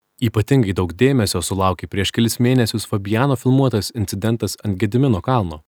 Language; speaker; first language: Lithuanian; native; Lithuanian